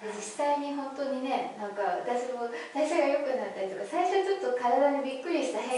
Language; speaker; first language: Japanese; native; Japanese